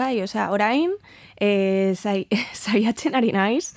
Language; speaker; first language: Basque; non-native, learner; Spanish